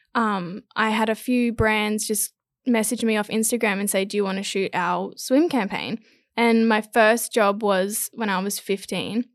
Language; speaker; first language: English; native; English